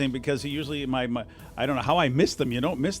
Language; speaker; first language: English; native; English